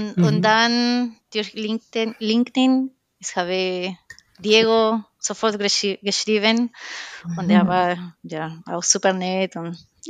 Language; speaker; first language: German; non-native, learner; Spanish